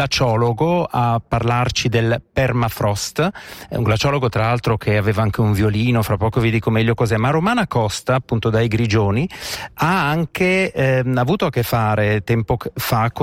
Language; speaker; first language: Italian; native; Italian